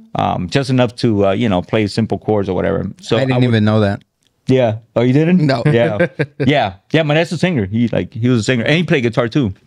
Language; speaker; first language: English; native; English